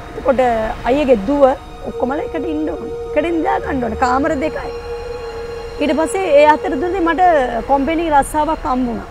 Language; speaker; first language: Sinhala; non-native, local second language; Tamil